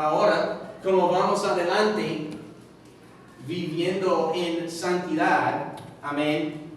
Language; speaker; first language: Spanish; non-native, fluent; English